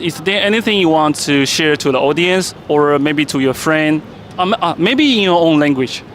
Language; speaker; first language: English; non-native, fluent; Chinese